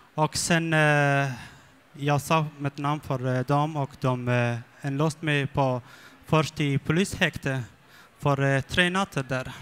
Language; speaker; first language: Swedish; non-native, learner; Persian